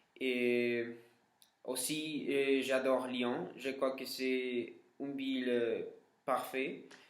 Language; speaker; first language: French; non-native, learner; Spanish